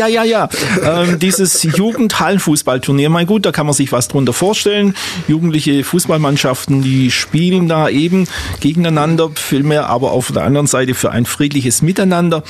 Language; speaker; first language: German; native; German